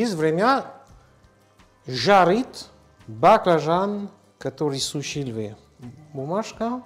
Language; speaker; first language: Russian; non-native, learner; French